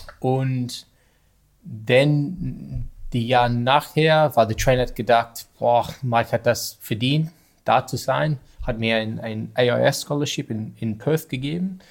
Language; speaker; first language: German; non-native, learner; English